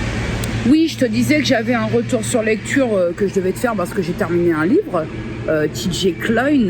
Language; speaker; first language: French; native; French